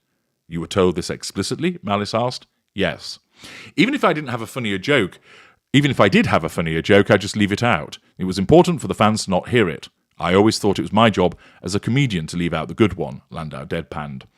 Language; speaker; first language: English; native; English